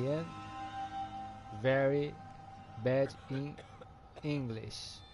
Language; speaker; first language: English; non-native, learner; Portuguese